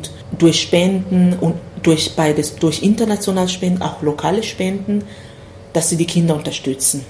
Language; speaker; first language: German; non-native, fluent; Swahili